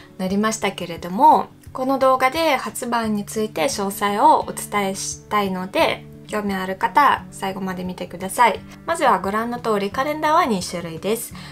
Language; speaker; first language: Japanese; non-native, fluent; Russian